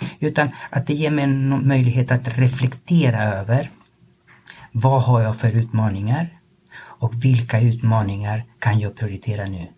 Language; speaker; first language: Swedish; early bilingual, other home language; Spanish